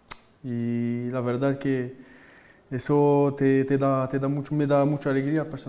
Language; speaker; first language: Spanish; non-native, fluent; French